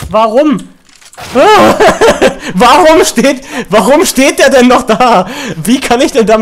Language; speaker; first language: German; native; German